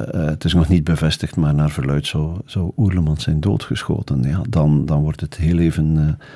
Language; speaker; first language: Dutch; native; Dutch